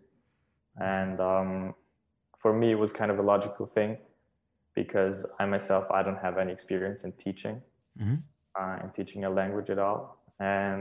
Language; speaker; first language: English; non-native, fluent; Serbian